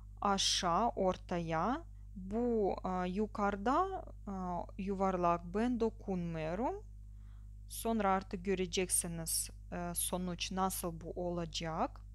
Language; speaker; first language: Turkish; non-native, learner; Russian